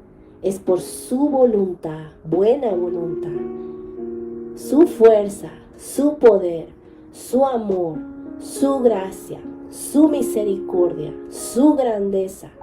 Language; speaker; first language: Spanish; native; Spanish